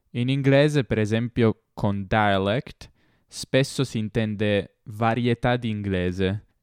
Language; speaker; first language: Italian; native; Italian